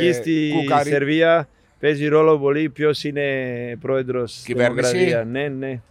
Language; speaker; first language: Greek; non-native, learner; Serbian